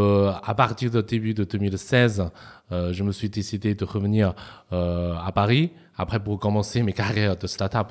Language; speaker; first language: French; non-native, fluent; Chinese